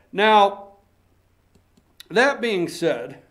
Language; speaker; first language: English; native; English